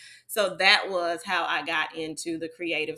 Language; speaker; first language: English; native; English